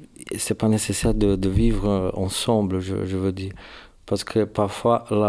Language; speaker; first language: French; non-native, learner; Portuguese